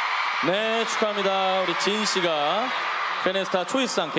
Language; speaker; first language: Korean; native; Korean